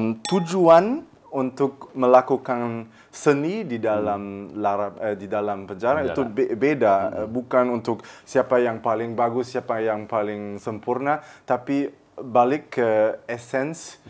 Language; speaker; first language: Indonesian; early bilingual, heritage; German